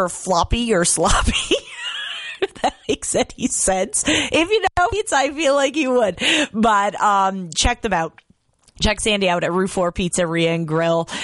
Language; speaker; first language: English; native; English